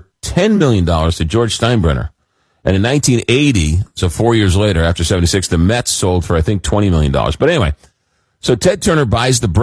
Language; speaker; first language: English; native; English